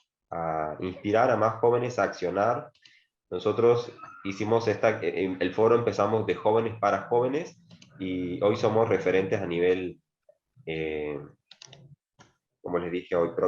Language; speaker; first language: Spanish; native; Spanish